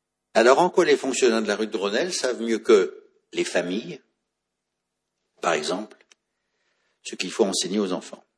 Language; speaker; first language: French; native; French